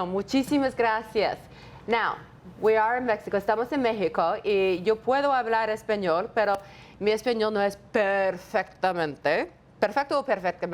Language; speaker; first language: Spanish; non-native, learner; English